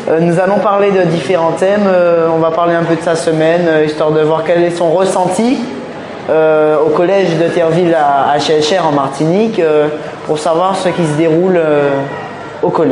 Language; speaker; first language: French; native; French